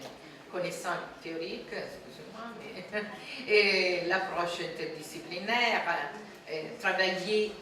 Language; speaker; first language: French; non-native, fluent; Italian